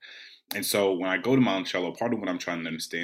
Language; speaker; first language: English; native; English